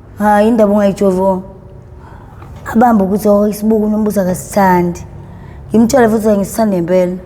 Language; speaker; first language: Zulu; native; Zulu